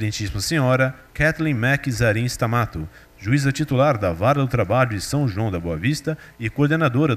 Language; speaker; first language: Portuguese; native; Portuguese